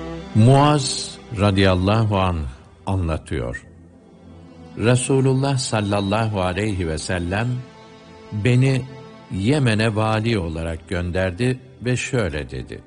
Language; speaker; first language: Turkish; native; Turkish